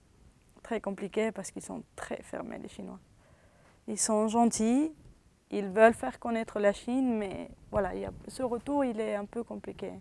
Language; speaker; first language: French; early bilingual, other home language; Spanish